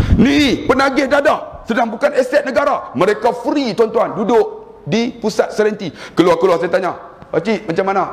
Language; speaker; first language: Malay; native; Malay